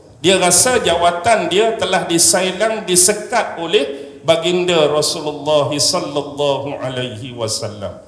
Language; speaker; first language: Malay; native; Malay